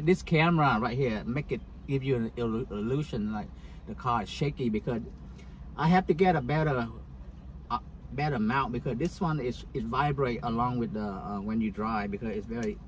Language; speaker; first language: English; non-native, fluent; Vietnamese